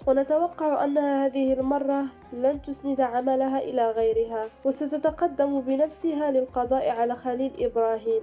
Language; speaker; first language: Arabic; native; Arabic